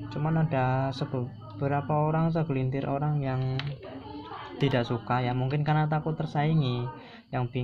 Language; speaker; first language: Indonesian; non-native, local second language; Javanese